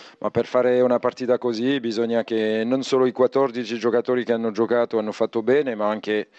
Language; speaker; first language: Italian; non-native, fluent; French